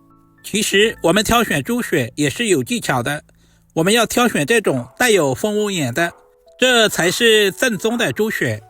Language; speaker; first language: Chinese; native; Chinese